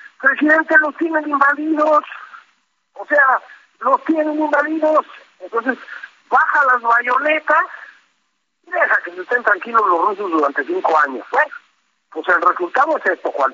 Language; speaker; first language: Spanish; native; Spanish